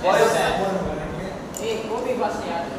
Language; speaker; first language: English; non-native, learner; Hindi